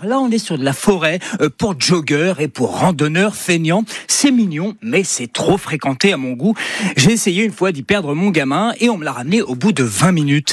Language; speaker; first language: French; native; French